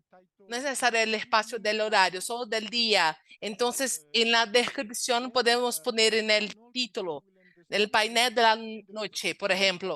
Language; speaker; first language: Spanish; non-native, fluent; Portuguese